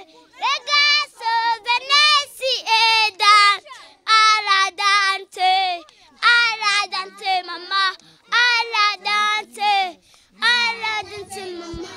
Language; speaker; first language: French; non-native, learner; Kinyarwanda